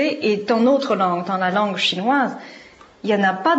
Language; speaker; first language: French; non-native, fluent; Chinese